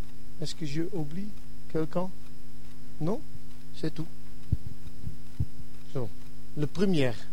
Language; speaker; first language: French; non-native, learner; English